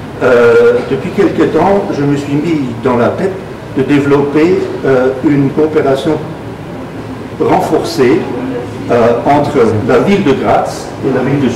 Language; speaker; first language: French; non-native, fluent; German